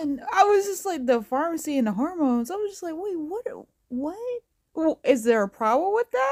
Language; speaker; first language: English; native; English